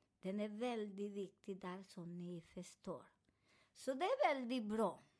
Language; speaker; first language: Swedish; non-native, fluent; Spanish